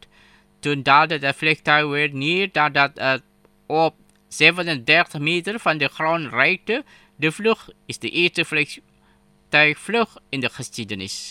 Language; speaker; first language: Dutch; non-native, fluent; Indonesian